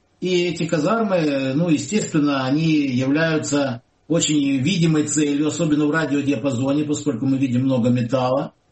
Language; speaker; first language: Russian; non-native, local second language; Ukrainian